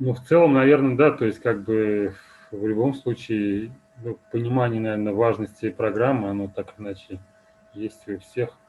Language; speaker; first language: Russian; native; Russian